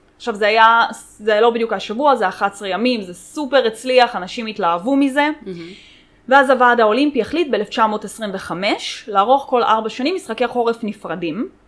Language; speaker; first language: Hebrew; early bilingual, other home language; Russian